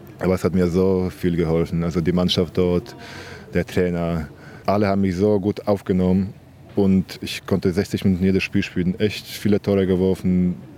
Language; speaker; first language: German; non-native, fluent; Polish